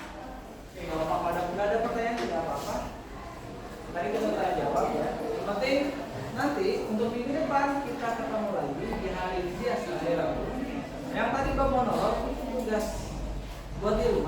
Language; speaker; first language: Indonesian; native; Indonesian